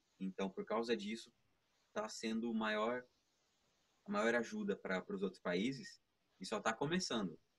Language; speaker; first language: Portuguese; early bilingual, heritage; Portuguese